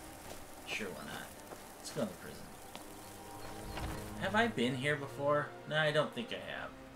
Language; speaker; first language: English; native; English